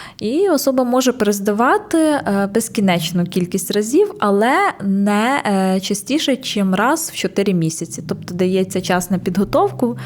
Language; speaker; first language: Ukrainian; non-native, fluent; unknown